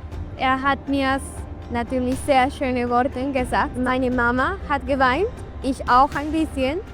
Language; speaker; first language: German; non-native, fluent; Spanish